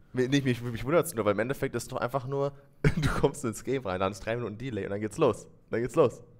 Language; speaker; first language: German; native; German